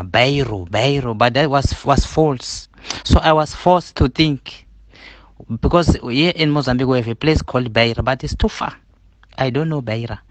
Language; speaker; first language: English; non-native, learner; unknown